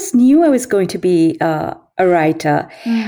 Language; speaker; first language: English; native; English